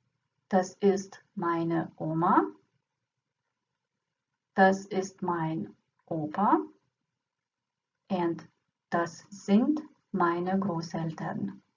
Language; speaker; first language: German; non-native, fluent; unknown